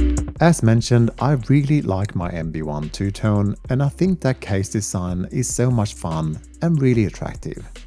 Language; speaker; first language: English; native; English